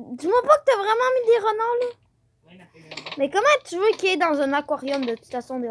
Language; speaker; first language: French; native; French